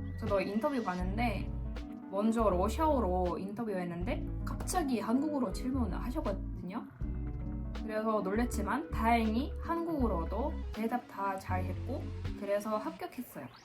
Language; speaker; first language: Korean; non-native, fluent; Russian